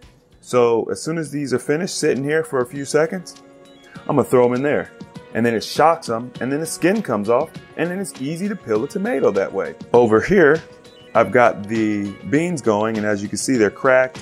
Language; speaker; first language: English; native; English